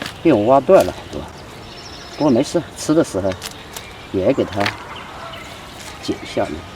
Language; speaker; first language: Chinese; native; Chinese